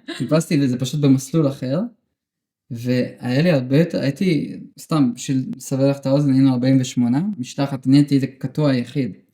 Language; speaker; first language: Hebrew; early bilingual, other home language; Russian